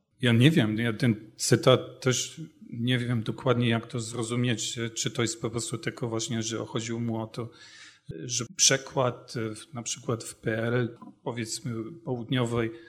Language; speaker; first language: Polish; non-native, fluent; German